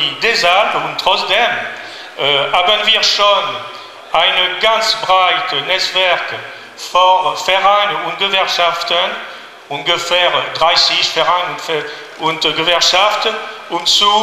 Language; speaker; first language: German; non-native, learner; French